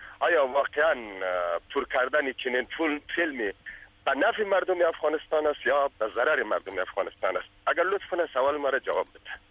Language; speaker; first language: Persian; native; Persian